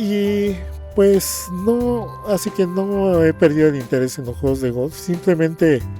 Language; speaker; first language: Spanish; native; Spanish